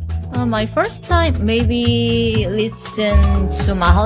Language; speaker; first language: English; non-native, learner; Korean